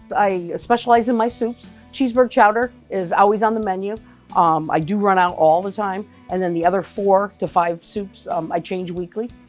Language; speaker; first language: English; native; English